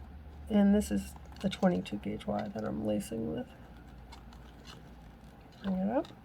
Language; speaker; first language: English; native; English